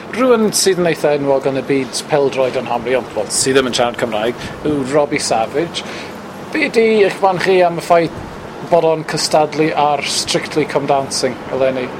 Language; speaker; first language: Welsh; non-native, fluent; English